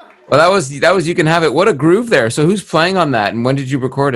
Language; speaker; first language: English; native; English